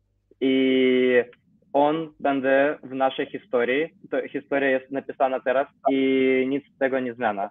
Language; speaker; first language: Polish; non-native, learner; Ukrainian